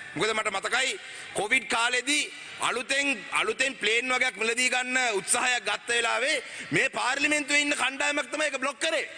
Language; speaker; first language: Sinhala; non-native, local second language; Tamil